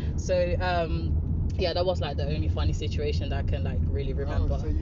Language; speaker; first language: English; non-native, fluent; Dutch